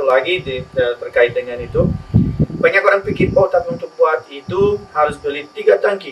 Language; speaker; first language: Indonesian; non-native, learner; Spanish